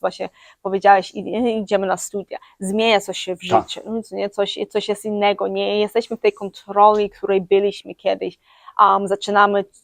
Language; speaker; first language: Polish; early bilingual, heritage; English